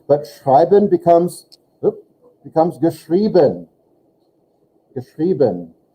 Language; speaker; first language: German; non-native, fluent; English